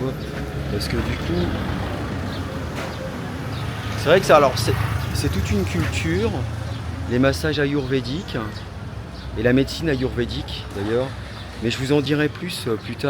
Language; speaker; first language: French; native; French